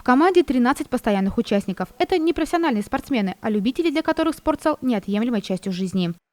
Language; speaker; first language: Russian; native; Russian